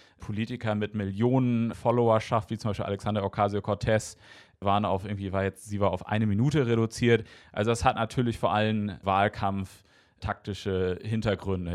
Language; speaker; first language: German; native; German